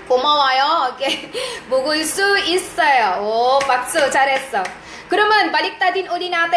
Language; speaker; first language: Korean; non-native, fluent; Iloko